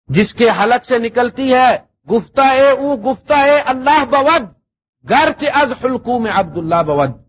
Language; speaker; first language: Urdu; non-native, local second language; Punjabi